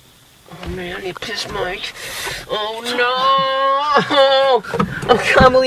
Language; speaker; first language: English; native; English